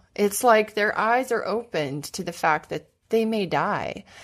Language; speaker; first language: English; native; English